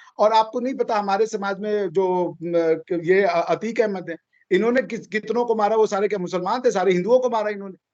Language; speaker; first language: Hindi; native; Hindi